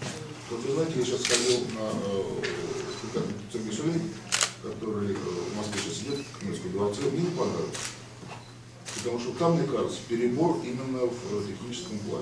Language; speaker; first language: Russian; native; Russian